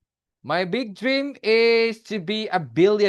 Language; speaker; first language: English; non-native, fluent; Indonesian